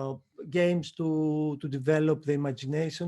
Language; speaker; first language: English; non-native, fluent; Greek